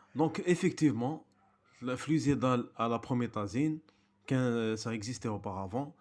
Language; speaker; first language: French; non-native, local second language; Arabic